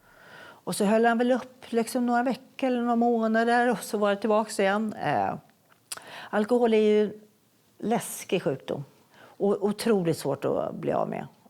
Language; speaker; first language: Swedish; native; Swedish